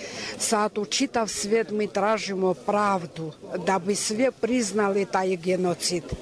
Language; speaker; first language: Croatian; non-native, fluent; Armenian